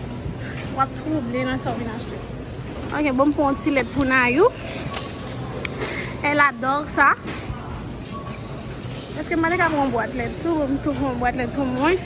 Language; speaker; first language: French; non-native, learner; Haitian Creole